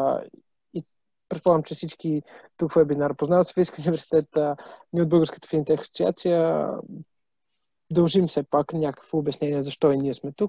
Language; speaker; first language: Bulgarian; native; Bulgarian